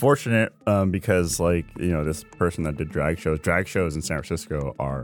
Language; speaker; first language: English; native; English